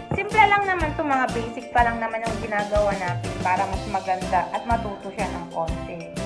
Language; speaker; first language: Filipino; native; Filipino